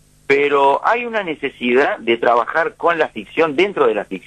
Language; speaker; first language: Spanish; native; Spanish